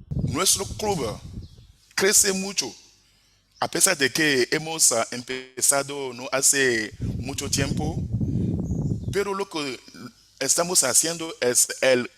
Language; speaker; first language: Spanish; non-native, fluent; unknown